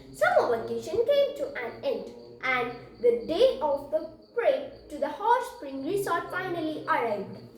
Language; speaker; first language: English; non-native, local second language; Malayalam